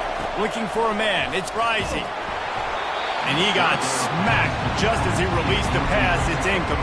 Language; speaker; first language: English; native; English